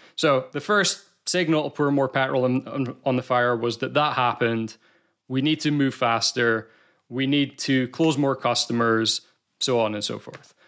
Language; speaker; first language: English; native; English